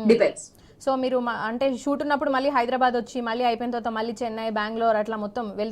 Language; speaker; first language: Telugu; native; Telugu